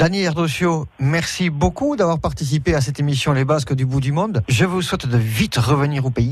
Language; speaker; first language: French; native; French